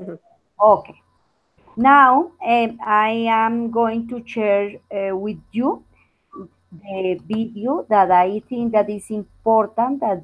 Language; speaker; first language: English; non-native, learner; Spanish